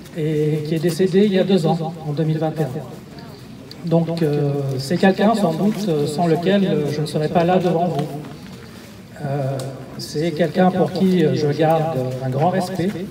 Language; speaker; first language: French; native; French